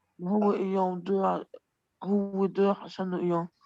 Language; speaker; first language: Arabic; native; Arabic